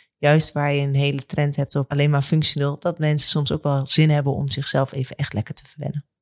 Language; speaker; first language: Dutch; native; Dutch